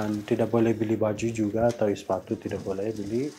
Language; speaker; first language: Indonesian; non-native, learner; Persian